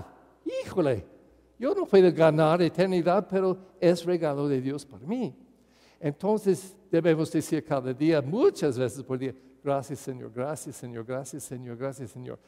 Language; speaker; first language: Spanish; non-native, fluent; English